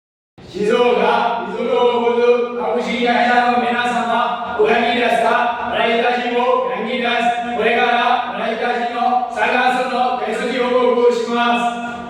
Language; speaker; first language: Japanese; non-native, learner; Burmese